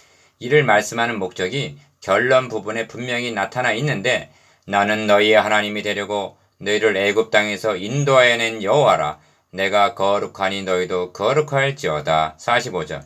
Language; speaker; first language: Korean; native; Korean